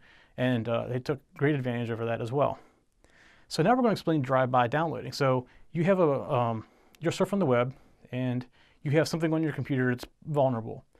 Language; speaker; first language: English; native; English